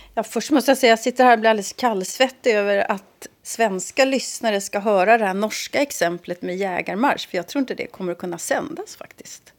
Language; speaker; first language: Swedish; native; Swedish